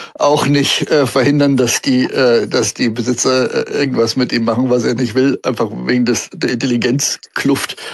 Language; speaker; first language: German; native; German